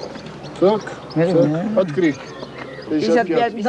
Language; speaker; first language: Russian; non-native, learner; French